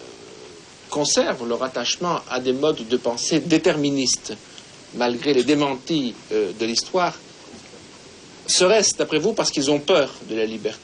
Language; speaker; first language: French; native; French